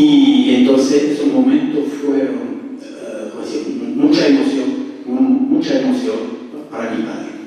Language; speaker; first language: Spanish; early bilingual, heritage; French